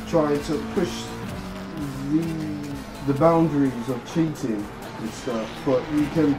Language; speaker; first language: English; native; English